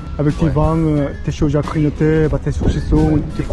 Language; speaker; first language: French; non-native, learner; Korean